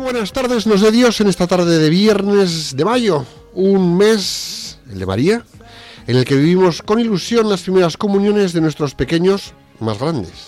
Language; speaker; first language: Spanish; native; Spanish